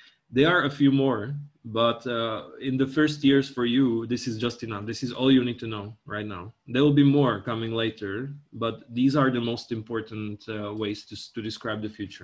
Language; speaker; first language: English; non-native, fluent; Czech